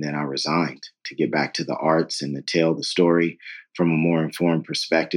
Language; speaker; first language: English; native; English